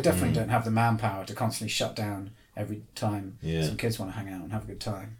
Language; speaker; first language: English; native; English